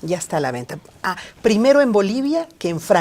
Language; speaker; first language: Spanish; native; Spanish